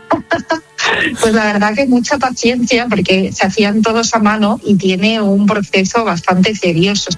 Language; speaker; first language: Spanish; native; Spanish